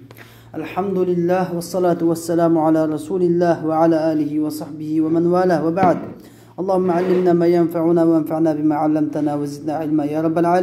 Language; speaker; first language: Arabic; non-native, fluent; Uyghur